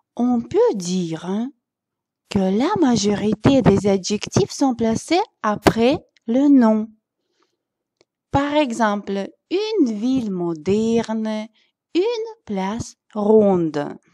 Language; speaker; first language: French; non-native, fluent; Russian